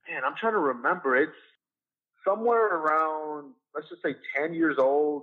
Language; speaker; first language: English; native; English